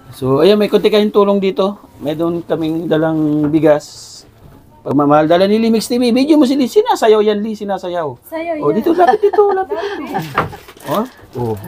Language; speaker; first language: Filipino; native; Filipino